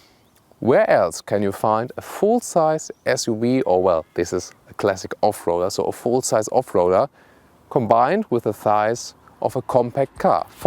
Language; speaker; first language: English; non-native, fluent; German